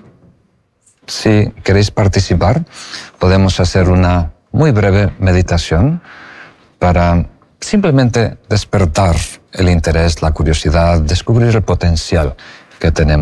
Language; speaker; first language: Spanish; native; Spanish